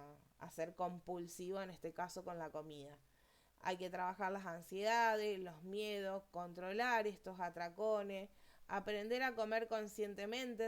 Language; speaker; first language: Spanish; native; Spanish